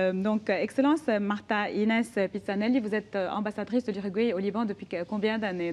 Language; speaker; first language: French; non-native, local second language; Arabic